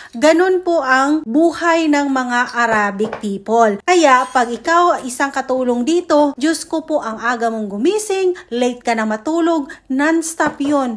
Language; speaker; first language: Filipino; native; Filipino